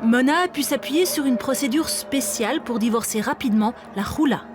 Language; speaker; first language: French; native; French